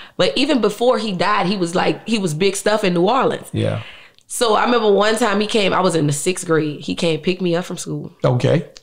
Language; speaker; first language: English; native; English